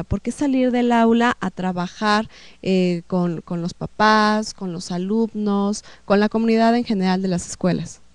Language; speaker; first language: Spanish; native; Spanish